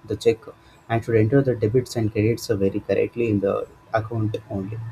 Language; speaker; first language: English; non-native, local second language; Kannada